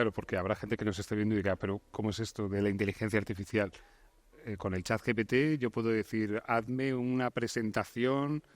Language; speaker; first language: Spanish; native; Spanish